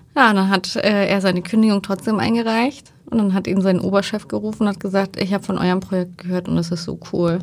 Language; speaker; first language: German; early bilingual, other home language; Turkish